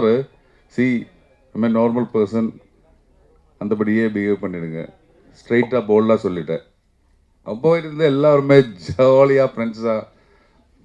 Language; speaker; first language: Tamil; non-native, learner; Malayalam